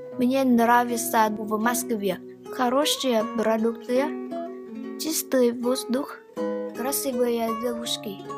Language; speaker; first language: Russian; non-native, learner; Vietnamese